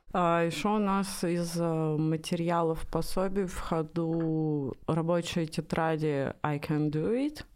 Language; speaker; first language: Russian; native; Russian